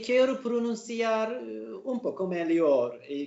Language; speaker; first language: Portuguese; non-native, learner; Turkish